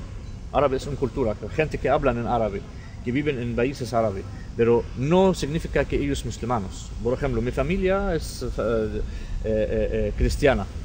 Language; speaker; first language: Spanish; non-native, fluent; Arabic